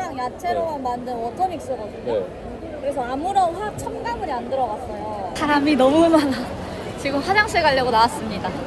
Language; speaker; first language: Korean; native; Korean